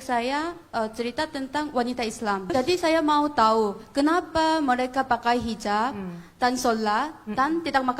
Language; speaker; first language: Indonesian; non-native, learner; Korean